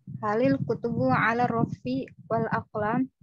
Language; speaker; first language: Arabic; non-native, learner; Indonesian